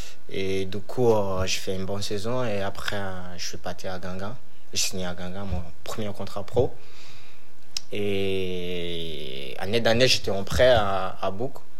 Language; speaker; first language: French; non-native, fluent; Bini